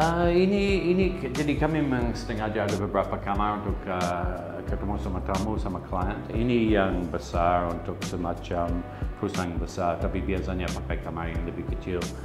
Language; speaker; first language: Indonesian; non-native, fluent; English